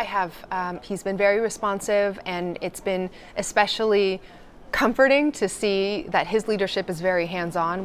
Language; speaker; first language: English; native; English